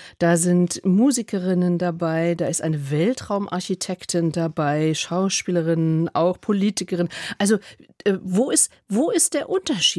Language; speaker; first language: German; native; German